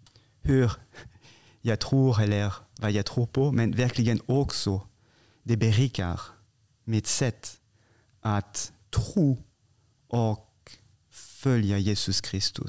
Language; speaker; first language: Swedish; non-native, fluent; French